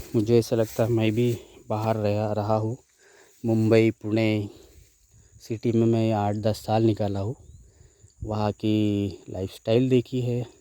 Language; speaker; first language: Hindi; non-native, local second language; Marathi